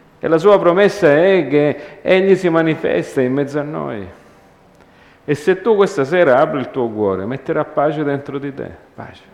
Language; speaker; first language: Italian; early bilingual, heritage; Italian